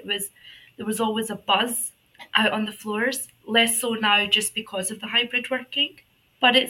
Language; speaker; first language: English; native; English